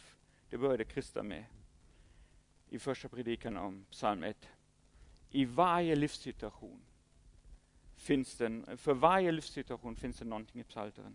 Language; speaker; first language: Swedish; non-native, fluent; German